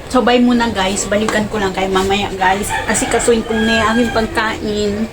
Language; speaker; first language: Filipino; non-native, local second language; Cebuano